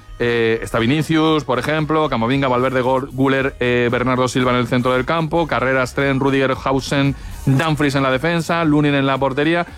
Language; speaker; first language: Spanish; native; Spanish